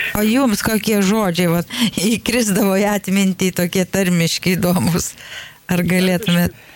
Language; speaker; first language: Lithuanian; native; Lithuanian